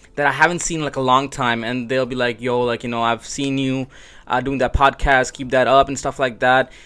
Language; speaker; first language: English; non-native, local second language; Urdu